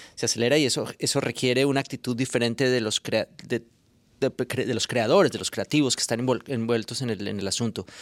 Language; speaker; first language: Spanish; native; Spanish